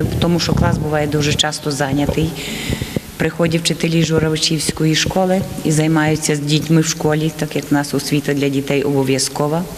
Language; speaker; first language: Ukrainian; native; Ukrainian